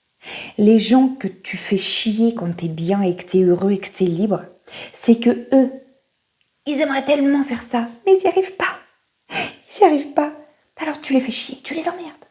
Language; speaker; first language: French; native; French